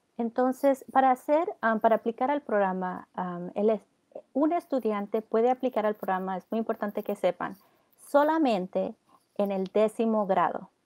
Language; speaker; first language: Spanish; early bilingual, heritage; Spanish